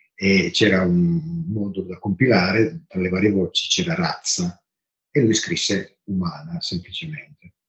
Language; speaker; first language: Italian; native; Italian